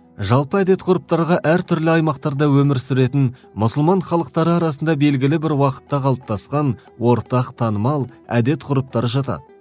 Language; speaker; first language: Kazakh; native; Kazakh